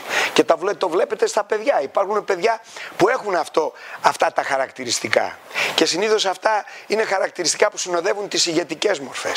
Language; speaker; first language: Greek; native; Greek